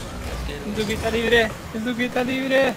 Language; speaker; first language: Spanish; native; Spanish